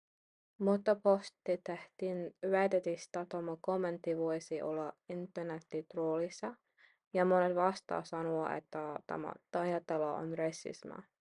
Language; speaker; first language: Finnish; non-native, learner; English